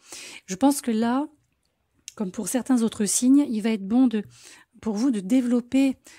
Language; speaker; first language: French; native; French